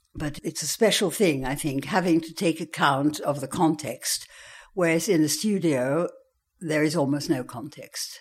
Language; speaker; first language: English; native; English